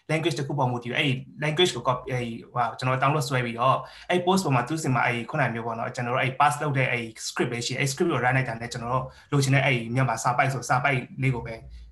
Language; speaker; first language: Burmese; non-native, local second language; Shan